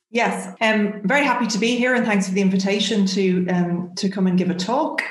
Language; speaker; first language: English; native; English